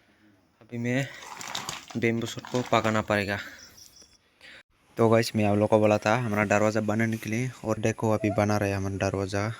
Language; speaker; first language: Hindi; non-native, local second language; Kok Borok